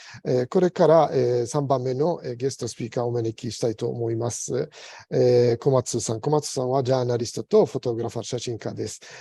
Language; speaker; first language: Japanese; non-native, fluent; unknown